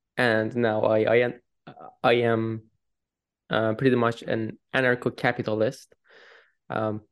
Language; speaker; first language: English; non-native, fluent; Persian